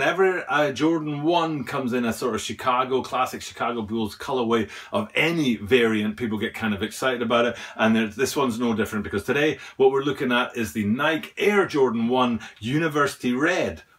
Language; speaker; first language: English; native; English